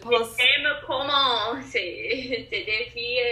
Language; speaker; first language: French; non-native, learner; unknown